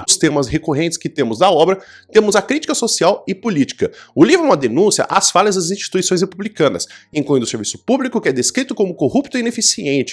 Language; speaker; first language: Portuguese; native; Portuguese